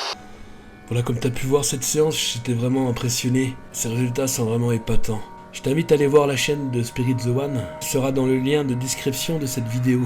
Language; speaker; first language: French; native; French